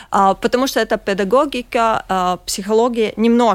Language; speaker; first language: Russian; non-native, local second language; Latvian